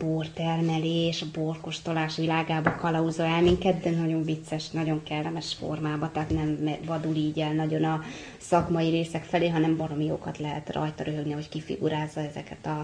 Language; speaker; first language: Hungarian; native; Hungarian